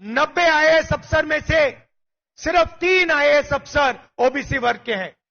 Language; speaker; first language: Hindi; native; Hindi